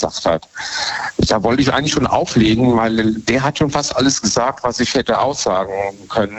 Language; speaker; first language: German; native; German